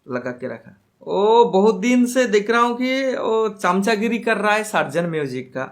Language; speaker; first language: Hindi; non-native, local second language; Bangla